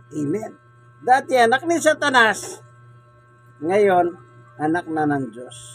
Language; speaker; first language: Filipino; non-native, local second language; Pampanga